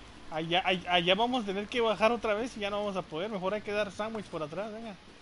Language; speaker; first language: Spanish; early bilingual, heritage; Spanish